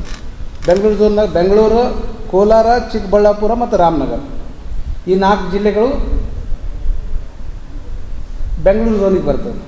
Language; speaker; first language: Kannada; native; Kannada